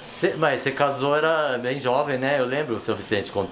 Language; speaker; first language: Portuguese; native; Portuguese